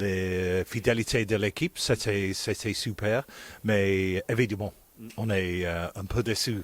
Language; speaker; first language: French; non-native, fluent; English